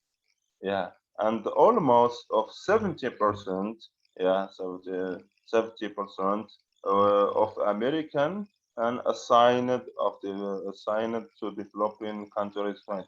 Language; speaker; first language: English; non-native, fluent; Arabic